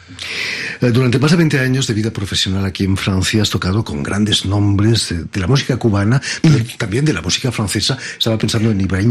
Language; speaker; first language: Spanish; native; Spanish